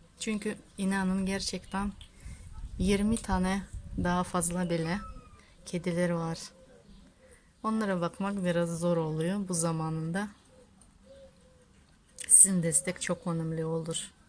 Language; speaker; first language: Turkish; non-native, learner; Russian